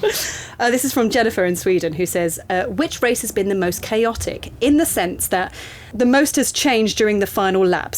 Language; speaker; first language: English; native; English